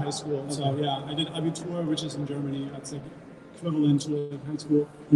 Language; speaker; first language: English; non-native, fluent; German